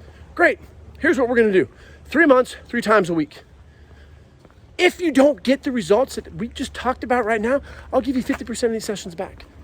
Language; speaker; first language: English; native; English